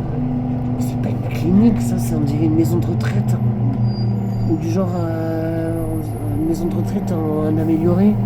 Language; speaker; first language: French; native; French